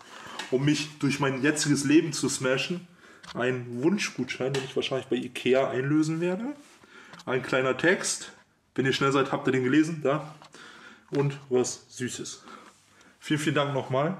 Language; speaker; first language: German; native; German